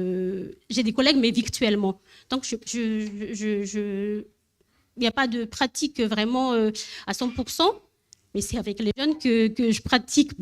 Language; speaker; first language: French; non-native, learner; Malagasy